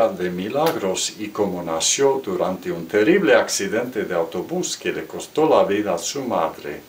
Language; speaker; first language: Spanish; non-native, local second language; English